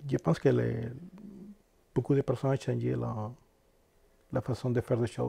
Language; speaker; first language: French; non-native, fluent; Spanish